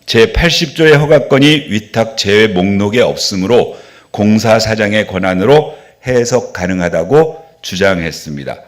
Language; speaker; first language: Korean; native; Korean